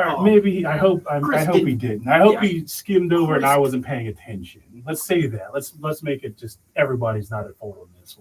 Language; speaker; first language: English; native; English